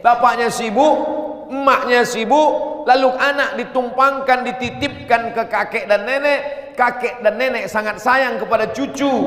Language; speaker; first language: Indonesian; non-native, local second language; Malay